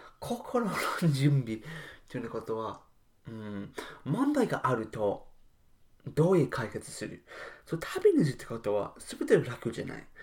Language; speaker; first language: Japanese; non-native, learner; English